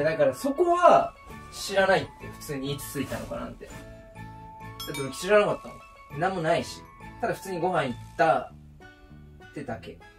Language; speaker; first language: Japanese; native; Japanese